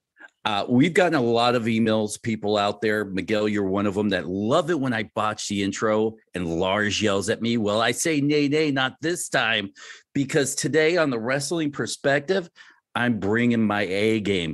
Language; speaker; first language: English; native; English